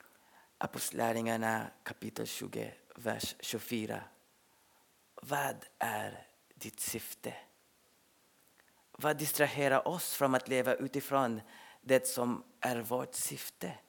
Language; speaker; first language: Swedish; non-native, fluent; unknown